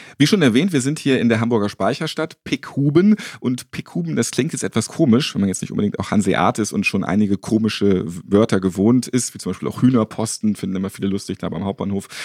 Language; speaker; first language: German; native; German